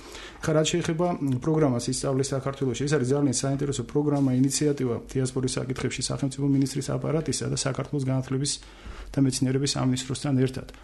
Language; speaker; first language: Georgian; native; Georgian